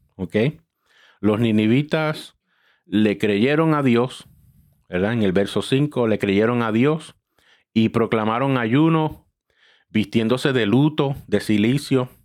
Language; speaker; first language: Spanish; early bilingual, heritage; Spanish